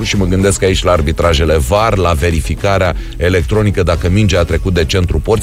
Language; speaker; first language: Romanian; native; Romanian